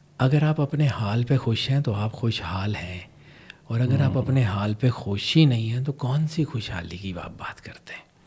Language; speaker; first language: Urdu; non-native, local second language; Punjabi